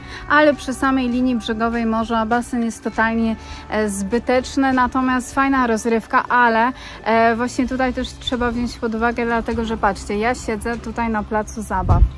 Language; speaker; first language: Polish; native; Polish